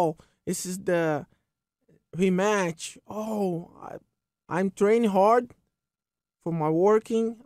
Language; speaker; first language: English; non-native, learner; Portuguese